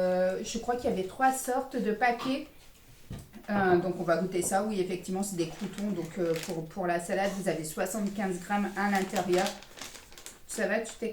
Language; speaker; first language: French; native; French